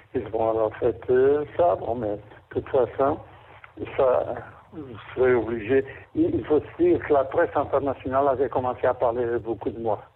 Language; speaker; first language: French; non-native, fluent; Portuguese